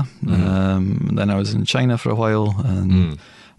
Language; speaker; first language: English; native; English